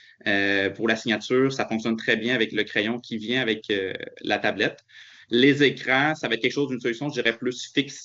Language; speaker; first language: French; native; French